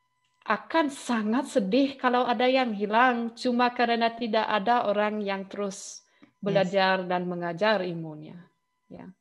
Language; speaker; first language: Indonesian; non-native, fluent; German